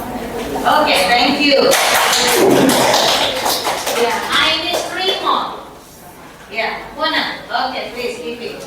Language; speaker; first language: English; non-native, fluent; Indonesian